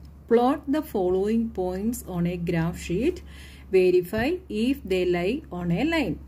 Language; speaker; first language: English; non-native, local second language; Malayalam